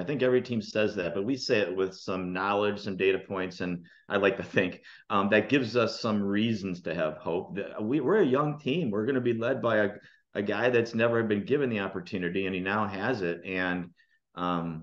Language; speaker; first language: English; native; English